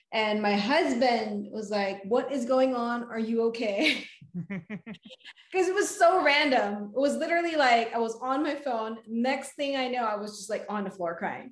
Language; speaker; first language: English; non-native, local second language; Filipino